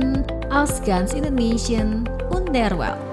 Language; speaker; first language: German; non-native, fluent; Indonesian